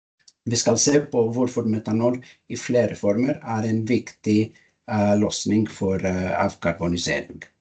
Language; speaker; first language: Norwegian; non-native, learner; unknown